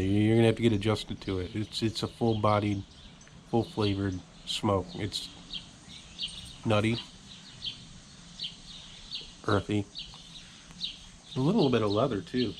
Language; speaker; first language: English; native; English